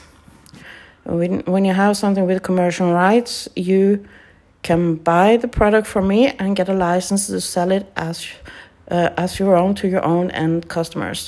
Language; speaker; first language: English; non-native, fluent; Norwegian